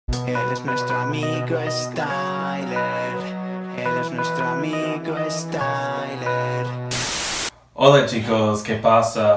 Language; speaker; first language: Spanish; non-native, learner; English